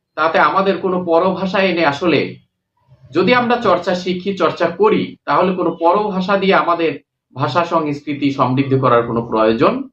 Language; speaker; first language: Bangla; native; Bangla